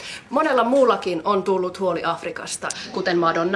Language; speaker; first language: Finnish; native; Finnish